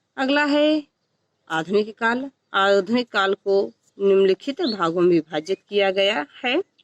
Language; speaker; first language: Hindi; native; Hindi